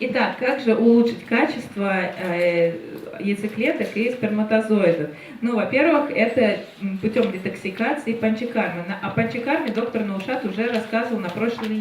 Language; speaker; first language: Russian; native; Russian